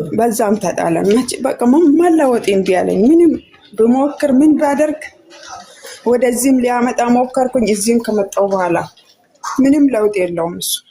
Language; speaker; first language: Amharic; non-native, local second language; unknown